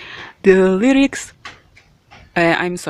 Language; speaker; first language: English; non-native, learner; Indonesian